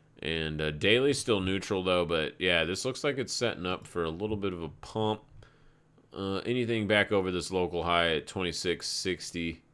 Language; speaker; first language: English; native; English